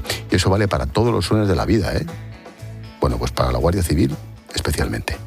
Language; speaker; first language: Spanish; native; Spanish